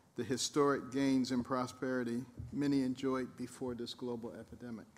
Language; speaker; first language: English; native; English